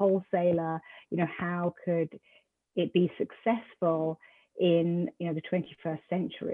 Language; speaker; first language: English; native; English